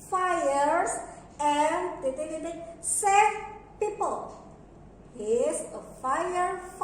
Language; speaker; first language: English; non-native, learner; Indonesian